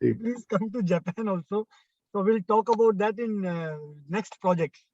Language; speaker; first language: English; non-native, local second language; Hindi